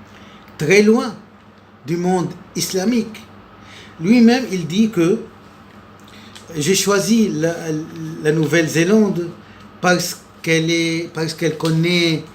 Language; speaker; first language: French; non-native, local second language; Arabic